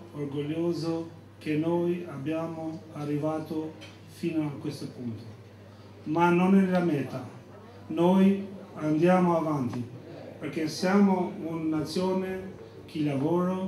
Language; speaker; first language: Italian; non-native, fluent; Albanian